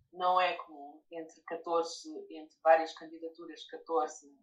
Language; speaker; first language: Portuguese; native; Portuguese